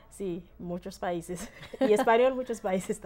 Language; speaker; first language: Spanish; non-native, fluent; Haitian Creole